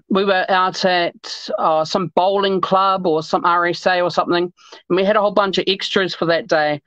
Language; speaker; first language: English; native; English